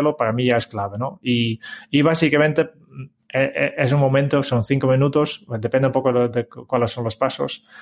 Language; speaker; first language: Spanish; non-native, fluent; Dutch